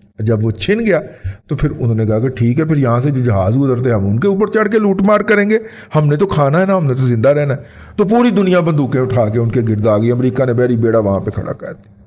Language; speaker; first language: Urdu; non-native, local second language; Punjabi